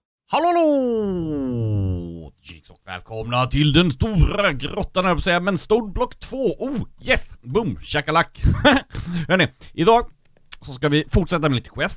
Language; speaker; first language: Swedish; native; Swedish